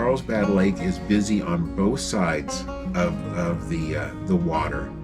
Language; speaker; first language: English; native; English